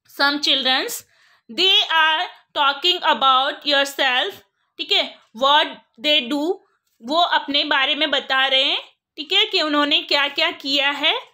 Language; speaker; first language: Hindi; non-native, local second language; Gujarati